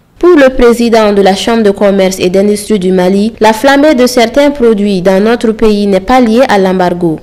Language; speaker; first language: French; non-native, local second language; Bambara